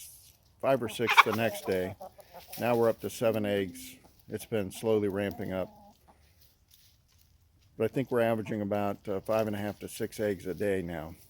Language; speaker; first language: English; native; English